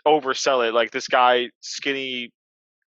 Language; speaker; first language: English; native; English